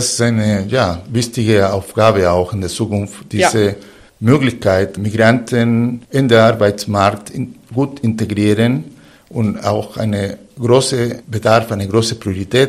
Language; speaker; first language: German; non-native, fluent; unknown